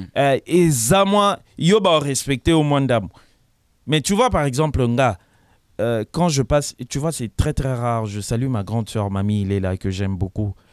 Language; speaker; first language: French; non-native, local second language; Lingala